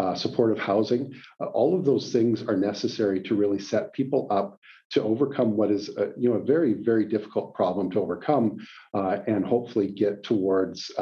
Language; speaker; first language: English; native; English